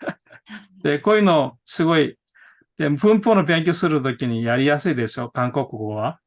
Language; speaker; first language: Japanese; non-native, fluent; Korean